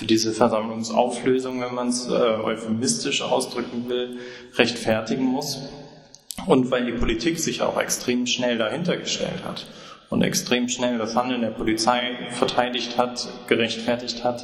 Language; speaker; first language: German; native; German